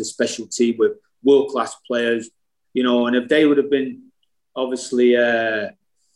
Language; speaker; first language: English; native; English